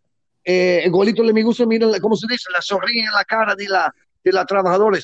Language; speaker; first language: Spanish; non-native, learner; English